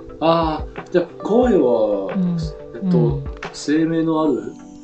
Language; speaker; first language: Japanese; non-native, fluent; Chinese